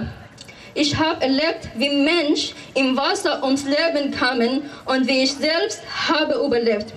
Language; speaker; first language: German; non-native, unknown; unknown